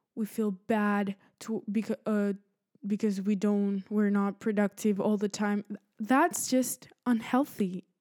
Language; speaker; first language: English; early bilingual, other home language; Spanish